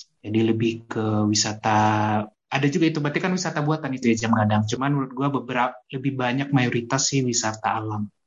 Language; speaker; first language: Indonesian; non-native, local second language; Minangkabau